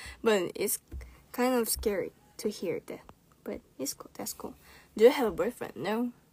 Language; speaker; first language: English; non-native, learner; Korean